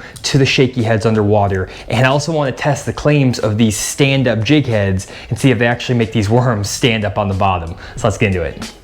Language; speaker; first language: English; native; English